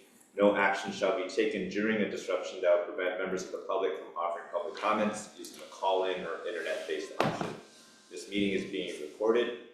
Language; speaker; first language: English; native; English